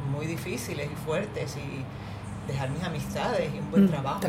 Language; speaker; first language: Spanish; native; Spanish